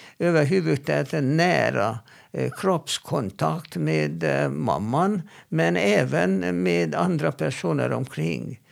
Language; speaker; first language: Swedish; non-native, fluent; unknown